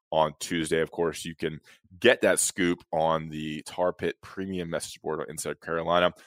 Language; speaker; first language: English; native; English